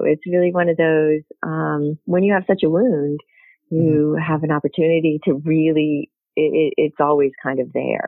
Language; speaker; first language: English; native; English